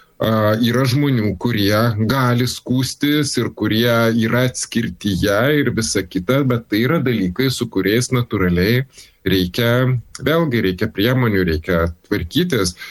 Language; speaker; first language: Lithuanian; native; Lithuanian